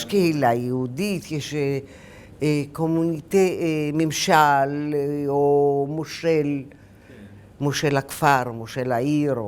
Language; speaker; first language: Hebrew; early bilingual, other home language; Arabic